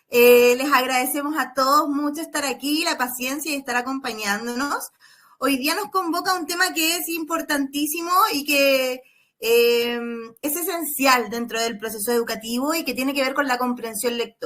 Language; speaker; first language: Spanish; native; Spanish